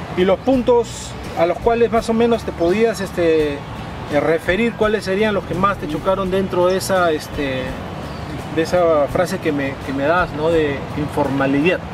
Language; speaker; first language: Spanish; native; Spanish